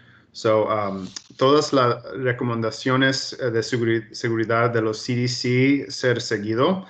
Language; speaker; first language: Spanish; early bilingual, heritage; Spanish